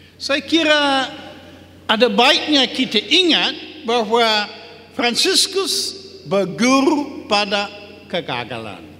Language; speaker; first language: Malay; non-native, fluent; English